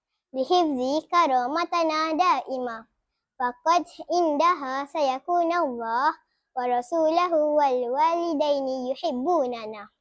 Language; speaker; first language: Arabic; non-native, learner; Malay